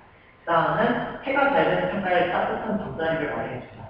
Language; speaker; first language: Korean; native; Korean